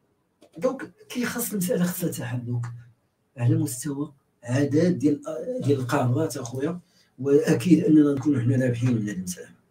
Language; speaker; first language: Arabic; native; Arabic